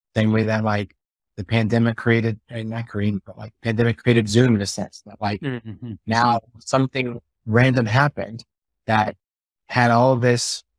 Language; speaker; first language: English; native; English